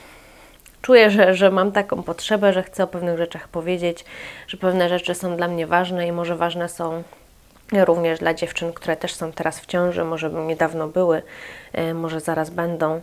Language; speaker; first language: Polish; native; Polish